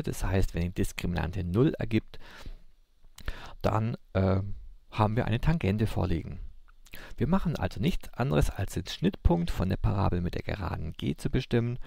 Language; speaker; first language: German; native; German